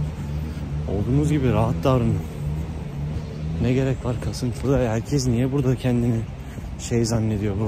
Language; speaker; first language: Turkish; native; Turkish